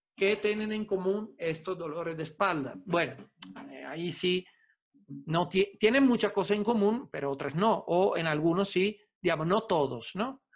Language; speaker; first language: Spanish; non-native, fluent; Italian